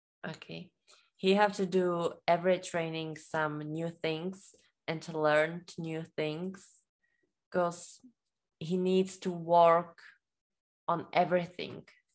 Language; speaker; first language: English; non-native, learner; Czech